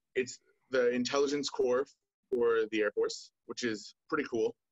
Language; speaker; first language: English; native; English